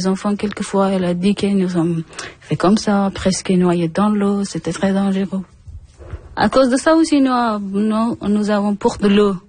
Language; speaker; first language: French; non-native, learner; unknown